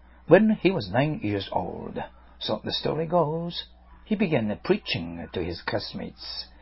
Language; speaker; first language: English; non-native, fluent; Japanese